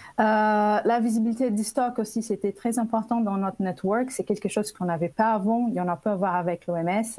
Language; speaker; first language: French; non-native, fluent; Portuguese